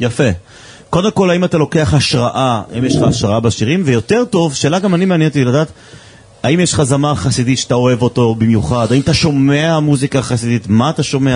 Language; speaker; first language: Hebrew; native; Hebrew